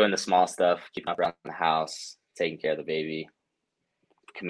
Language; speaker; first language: English; native; English